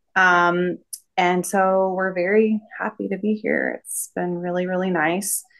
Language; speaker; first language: English; native; English